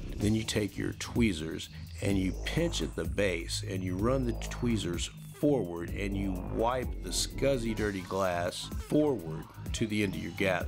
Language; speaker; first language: English; native; English